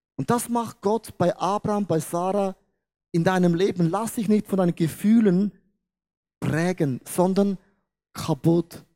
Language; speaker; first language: German; non-native, fluent; Portuguese